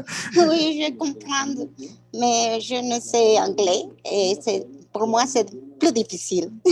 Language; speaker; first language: French; non-native, learner; Spanish